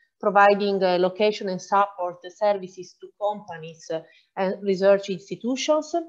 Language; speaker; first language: English; non-native, fluent; Italian